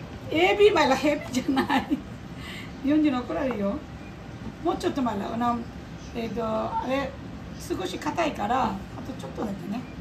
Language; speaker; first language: Japanese; non-native, learner; Bangla